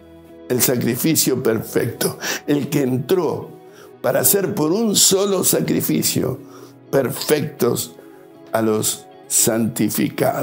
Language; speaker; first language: Spanish; native; Spanish